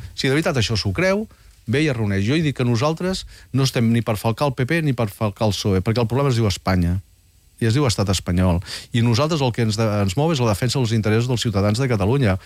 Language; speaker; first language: Catalan; native; Catalan